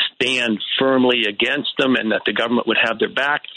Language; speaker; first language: English; native; English